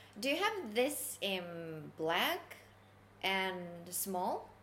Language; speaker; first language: English; non-native, learner; Japanese